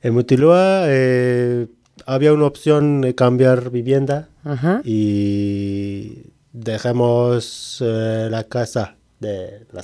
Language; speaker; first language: Spanish; non-native, learner; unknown